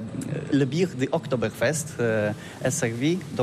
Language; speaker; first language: French; non-native, learner; Polish